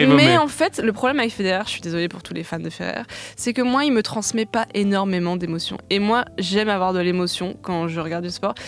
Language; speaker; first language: French; native; French